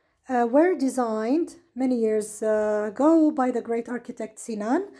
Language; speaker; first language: English; non-native, fluent; Arabic